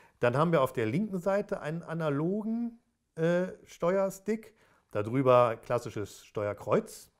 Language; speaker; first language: German; native; German